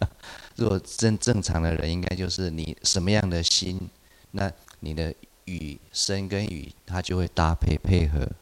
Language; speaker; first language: Chinese; native; Chinese